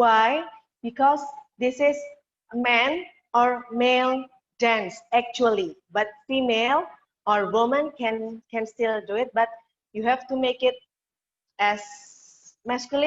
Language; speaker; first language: English; non-native, learner; Indonesian